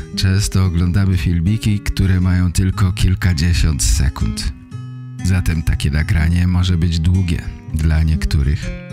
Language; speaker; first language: Polish; native; Polish